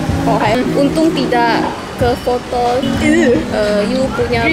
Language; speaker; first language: Indonesian; non-native, learner; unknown